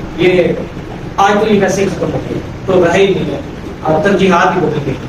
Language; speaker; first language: Urdu; native; Urdu